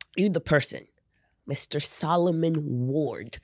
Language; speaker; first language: English; native; English